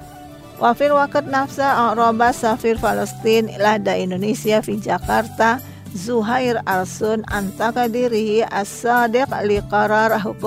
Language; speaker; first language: Arabic; non-native, learner; Indonesian